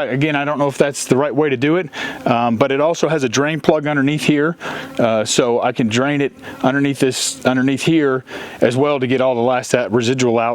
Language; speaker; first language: English; native; English